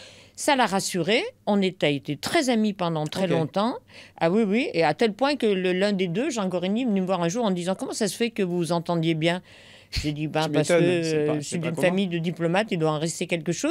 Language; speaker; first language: French; native; French